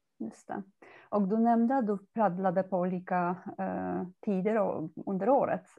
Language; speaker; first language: Swedish; non-native, fluent; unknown